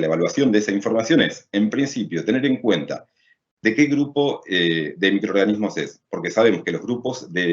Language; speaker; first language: Spanish; native; Spanish